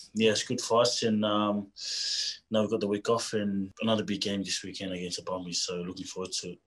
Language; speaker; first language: English; non-native, fluent; Tongan